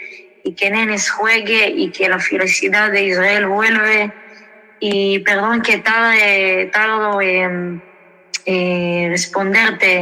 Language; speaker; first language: Spanish; early bilingual, heritage; Spanish